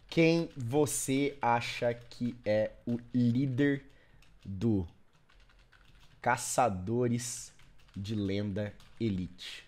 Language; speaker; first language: Portuguese; native; Portuguese